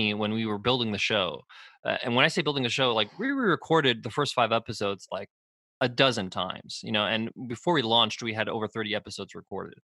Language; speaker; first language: English; native; English